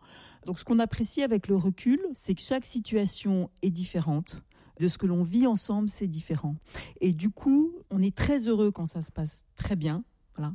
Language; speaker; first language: French; native; French